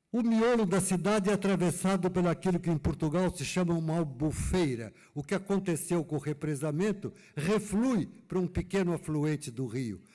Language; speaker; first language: Portuguese; native; Portuguese